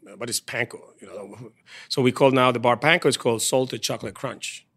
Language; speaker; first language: English; non-native, fluent; Spanish